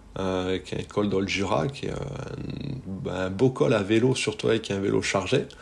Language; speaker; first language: French; native; French